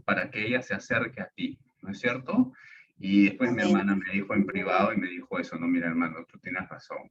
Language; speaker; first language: Spanish; native; Spanish